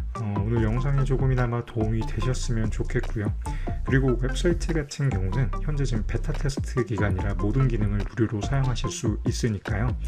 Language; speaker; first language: Korean; native; Korean